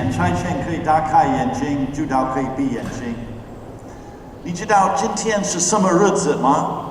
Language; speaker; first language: Chinese; non-native, fluent; English